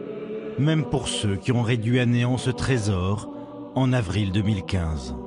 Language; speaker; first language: French; native; French